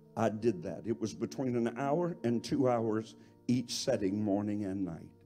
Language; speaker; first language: English; native; English